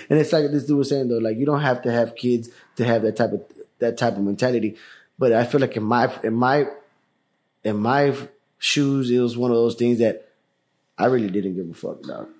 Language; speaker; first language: English; early bilingual, other home language; Spanish